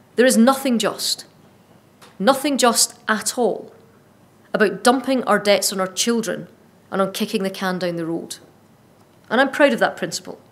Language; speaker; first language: English; native; English